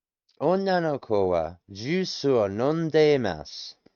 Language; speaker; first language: Japanese; non-native, learner; English